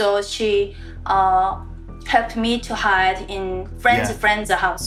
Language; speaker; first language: English; non-native, learner; Korean